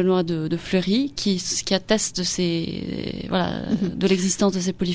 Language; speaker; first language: French; non-native, fluent; Spanish